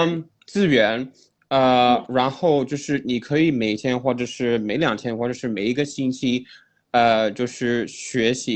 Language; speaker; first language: Chinese; non-native, fluent; English